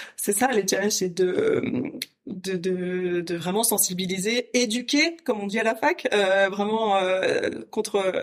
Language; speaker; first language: French; native; French